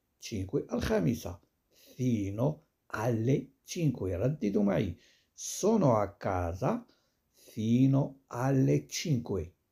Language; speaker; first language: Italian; non-native, fluent; Arabic